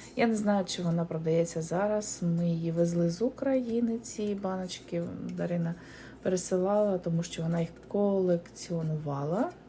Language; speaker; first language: Ukrainian; non-native, local second language; Russian